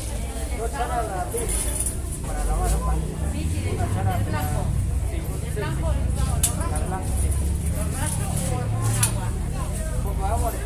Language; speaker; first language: Spanish; non-native, learner; Hmong